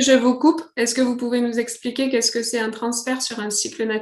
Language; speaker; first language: French; native; French